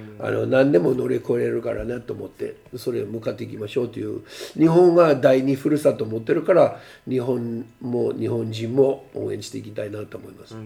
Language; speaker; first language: Japanese; non-native, fluent; English